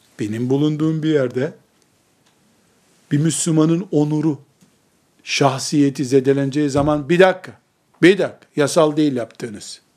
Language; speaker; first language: Turkish; native; Turkish